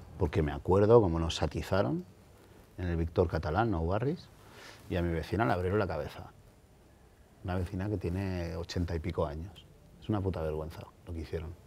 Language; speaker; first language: Spanish; native; Spanish